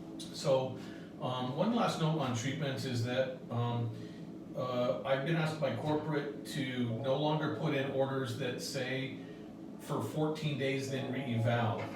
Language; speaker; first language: English; native; English